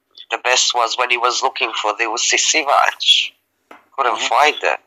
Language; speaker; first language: English; early bilingual, other home language; Serbian